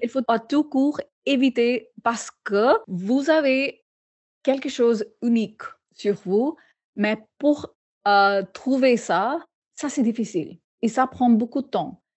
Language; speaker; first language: French; non-native, learner; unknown